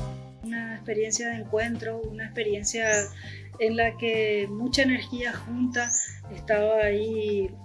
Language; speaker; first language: Spanish; native; Spanish